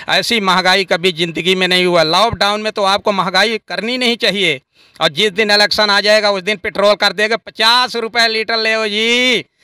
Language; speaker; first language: Hindi; native; Hindi